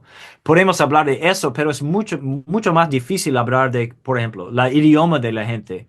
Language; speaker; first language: Spanish; non-native, fluent; English